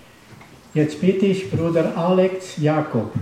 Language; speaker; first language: German; non-native, learner; Romanian